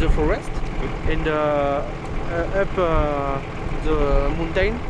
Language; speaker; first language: English; non-native, learner; French